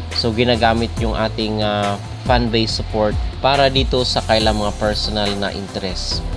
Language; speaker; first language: Filipino; native; Filipino